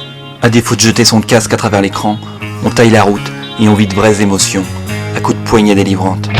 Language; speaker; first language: French; native; French